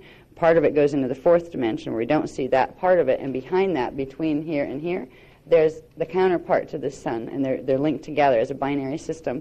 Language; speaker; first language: English; native; English